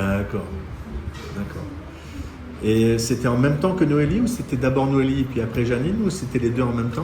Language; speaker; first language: French; native; French